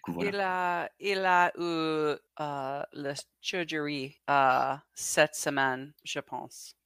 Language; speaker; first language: French; non-native, learner; English